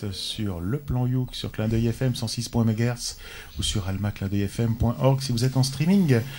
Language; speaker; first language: French; native; French